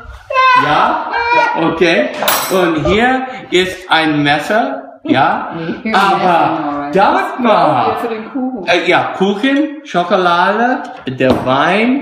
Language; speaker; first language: German; non-native, learner; English